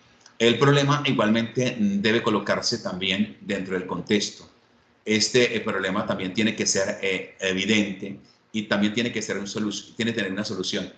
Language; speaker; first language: Spanish; native; Spanish